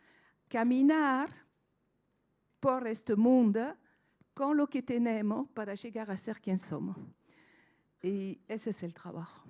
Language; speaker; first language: Spanish; non-native, fluent; French